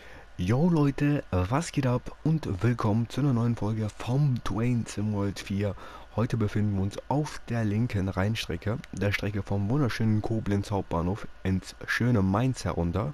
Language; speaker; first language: German; native; German